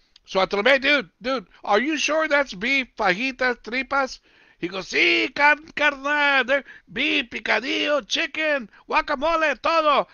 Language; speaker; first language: English; native; English